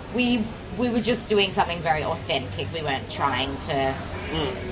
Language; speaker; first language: English; native; English